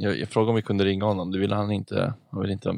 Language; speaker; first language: Swedish; native; Swedish